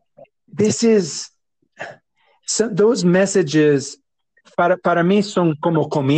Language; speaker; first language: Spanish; non-native, learner; English